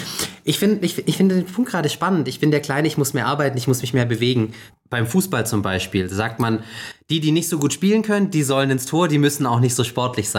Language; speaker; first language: German; native; German